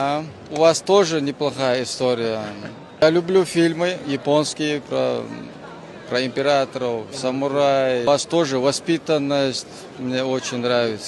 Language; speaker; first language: Russian; non-native, local second language; Chechen